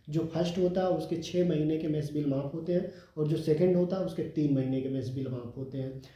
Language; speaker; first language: Hindi; native; Hindi